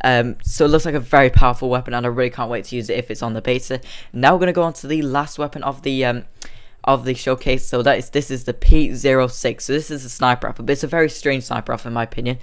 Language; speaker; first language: English; native; English